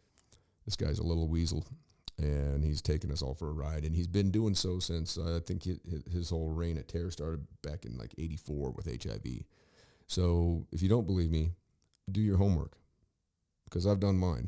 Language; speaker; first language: English; native; English